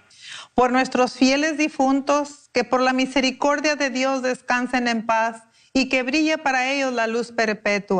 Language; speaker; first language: Spanish; native; Spanish